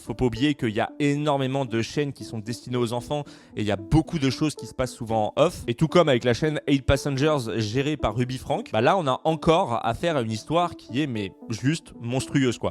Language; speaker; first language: French; native; French